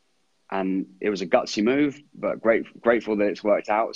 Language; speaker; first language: English; native; English